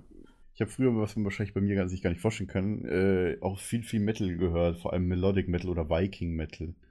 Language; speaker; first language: German; native; German